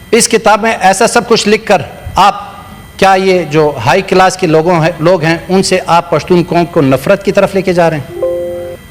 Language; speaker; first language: Urdu; non-native, local second language; Pashto